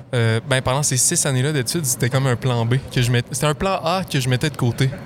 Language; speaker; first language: French; native; French